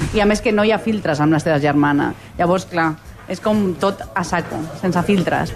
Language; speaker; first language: Catalan; non-native, local second language; Spanish